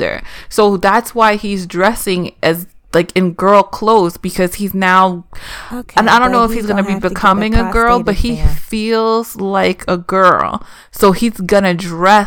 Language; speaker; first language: English; native; English